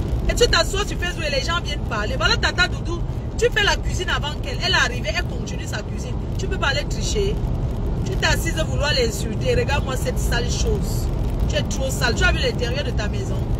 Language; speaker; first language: French; non-native, local second language; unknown